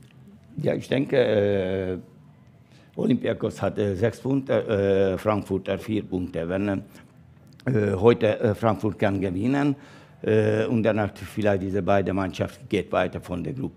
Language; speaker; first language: German; non-native, learner; Hungarian